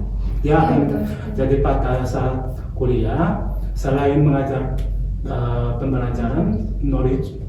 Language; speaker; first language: Indonesian; non-native, fluent; Chinese